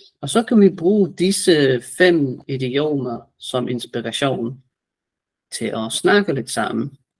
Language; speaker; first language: Danish; native; Danish